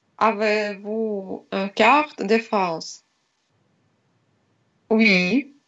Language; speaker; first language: French; non-native, learner; Russian